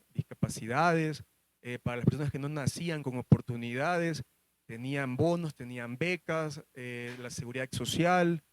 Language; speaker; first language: Spanish; native; Spanish